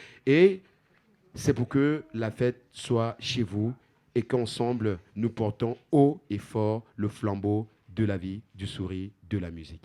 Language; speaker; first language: French; native; French